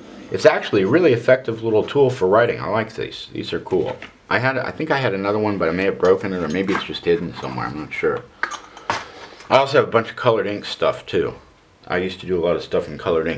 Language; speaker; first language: English; native; English